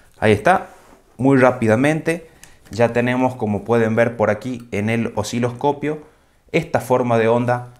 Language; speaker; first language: Spanish; native; Spanish